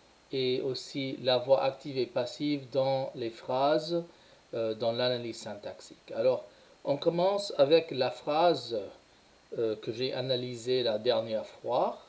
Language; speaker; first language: French; non-native, fluent; English